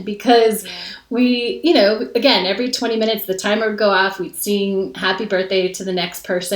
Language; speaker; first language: English; native; English